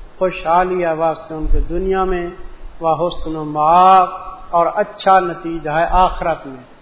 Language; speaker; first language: Urdu; non-native, local second language; Punjabi